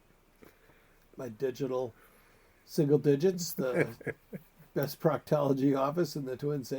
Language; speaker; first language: English; native; English